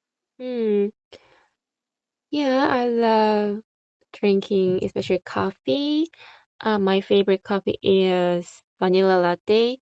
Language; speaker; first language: English; non-native, fluent; Korean